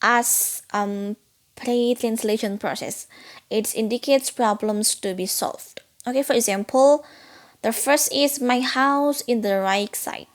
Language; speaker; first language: English; non-native, learner; Indonesian